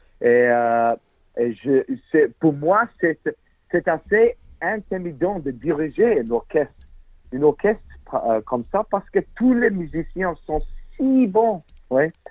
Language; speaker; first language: French; non-native, learner; English